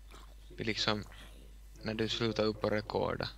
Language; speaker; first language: Swedish; non-native, local second language; Finnish